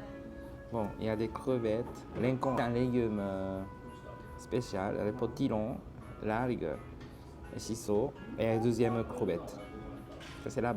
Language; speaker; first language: French; non-native, fluent; Japanese